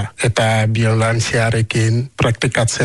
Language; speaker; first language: Basque; non-native, learner; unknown